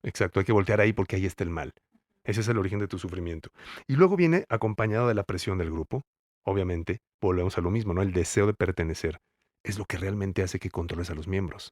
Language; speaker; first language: Spanish; native; Spanish